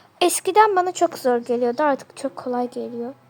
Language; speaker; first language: Turkish; native; Turkish